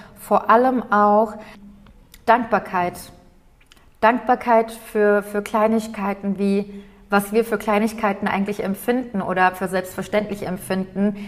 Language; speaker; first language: German; early bilingual, other home language; Turkish